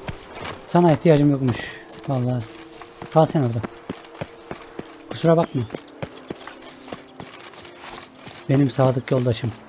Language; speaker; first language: Turkish; native; Turkish